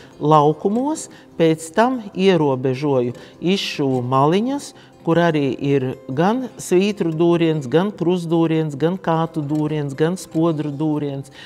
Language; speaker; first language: Latvian; native; Latvian